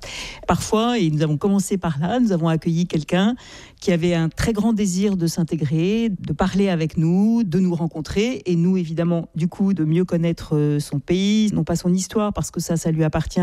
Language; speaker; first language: French; native; French